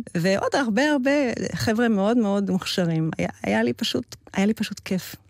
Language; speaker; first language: Hebrew; early bilingual, heritage; Hebrew